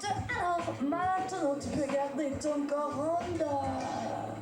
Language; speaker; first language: French; non-native, learner; English